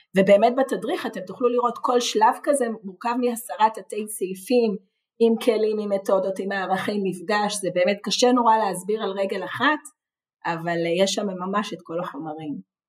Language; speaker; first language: Hebrew; native; Hebrew